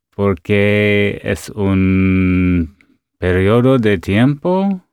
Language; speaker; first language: Spanish; non-native, learner; English